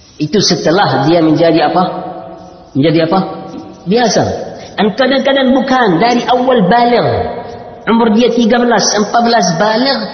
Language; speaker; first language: Indonesian; non-native, learner; Arabic